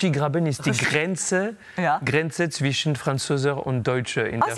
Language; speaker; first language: German; non-native, local second language; French